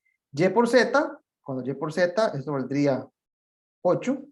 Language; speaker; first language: Spanish; native; Spanish